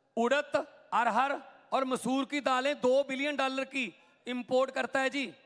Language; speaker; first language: Hindi; non-native, local second language; Punjabi